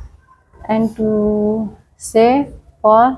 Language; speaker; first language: English; non-native, learner; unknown